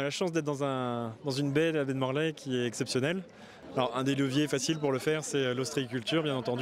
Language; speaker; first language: French; native; French